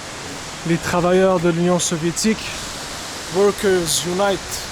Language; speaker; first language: French; non-native, local second language; Arabic